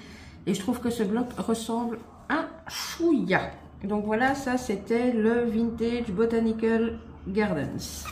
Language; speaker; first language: French; native; French